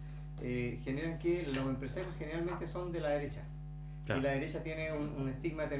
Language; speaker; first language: Spanish; native; Spanish